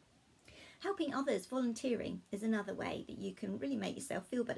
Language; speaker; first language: English; native; English